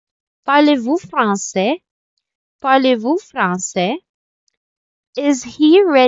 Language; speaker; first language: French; non-native, learner; Filipino